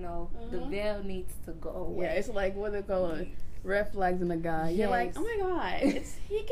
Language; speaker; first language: English; native; English